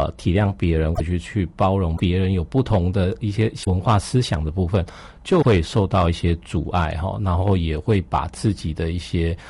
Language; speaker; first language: Chinese; native; Chinese